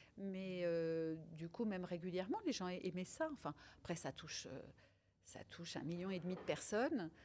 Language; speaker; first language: French; early bilingual, other home language; Italian